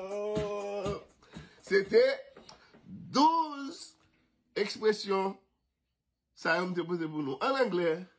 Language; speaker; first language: French; non-native, local second language; Haitian Creole